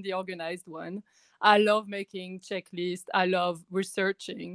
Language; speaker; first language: English; non-native, fluent; French